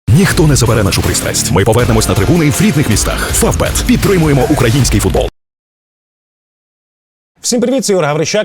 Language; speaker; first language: Ukrainian; native; Ukrainian